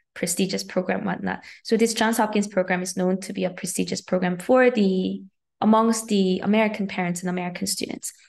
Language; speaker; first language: English; native; English